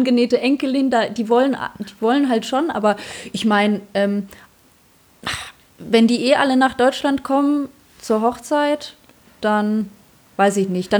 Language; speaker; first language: German; early bilingual, other home language; Polish